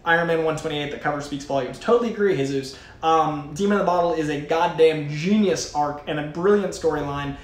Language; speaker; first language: English; native; English